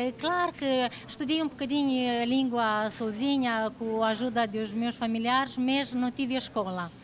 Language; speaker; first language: Portuguese; non-native, fluent; Romanian